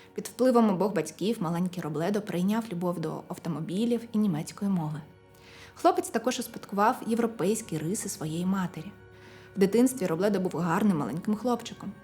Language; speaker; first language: Ukrainian; non-native, local second language; Russian